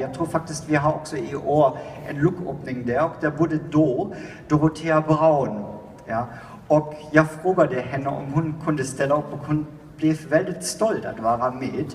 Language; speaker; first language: Swedish; non-native, fluent; German